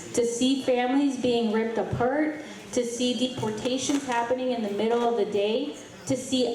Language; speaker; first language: English; early bilingual, heritage; Spanish